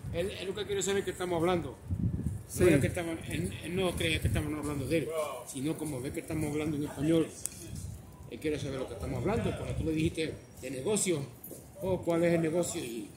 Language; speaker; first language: Spanish; native; Spanish